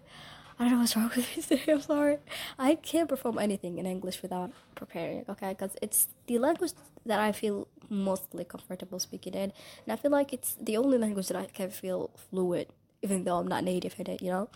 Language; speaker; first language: English; non-native, fluent; Somali